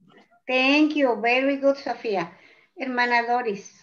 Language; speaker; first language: English; non-native, fluent; Spanish